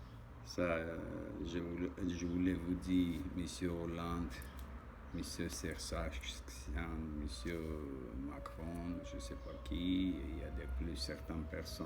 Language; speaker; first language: French; non-native, learner; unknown